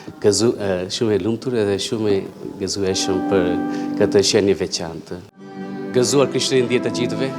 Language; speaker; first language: Albanian; non-native, fluent; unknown